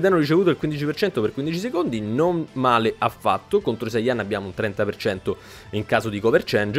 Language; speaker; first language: Italian; native; Italian